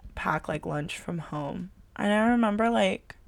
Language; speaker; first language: English; early bilingual, other home language; Filipino